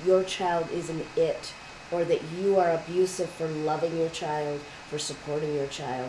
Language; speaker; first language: English; native; English